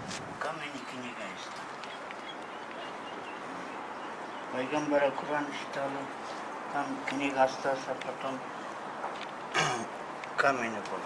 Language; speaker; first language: Russian; non-native, local second language; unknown